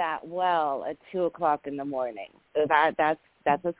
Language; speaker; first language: English; early bilingual, other home language; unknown